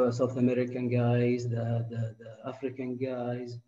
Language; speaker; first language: English; non-native, fluent; Arabic